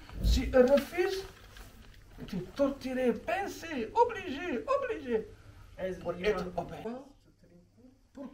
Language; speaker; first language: French; non-native, local second language; Arabic